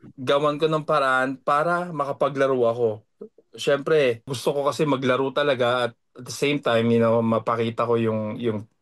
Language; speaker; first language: Filipino; native; Filipino